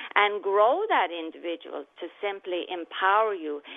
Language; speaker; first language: English; native; English